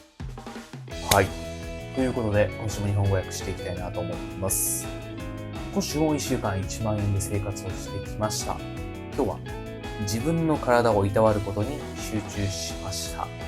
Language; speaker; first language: Japanese; native; Japanese